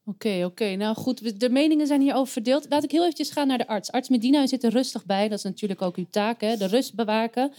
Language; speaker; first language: Dutch; native; Dutch